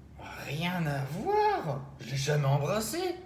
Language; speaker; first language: French; native; French